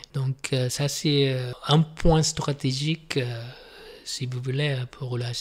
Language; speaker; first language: French; non-native, fluent; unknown